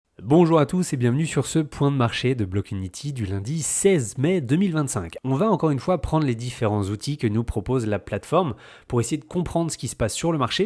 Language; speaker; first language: French; native; French